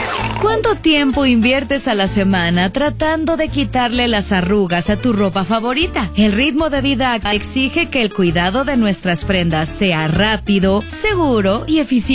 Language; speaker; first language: Spanish; native; Spanish